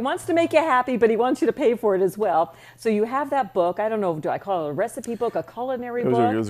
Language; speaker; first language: English; native; English